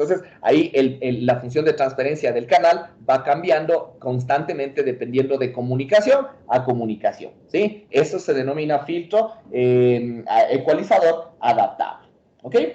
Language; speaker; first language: Spanish; native; Spanish